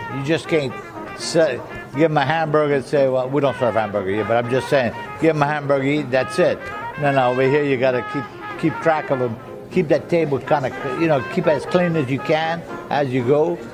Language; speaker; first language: English; early bilingual, other home language; French